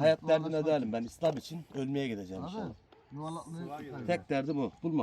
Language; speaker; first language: Turkish; native; Turkish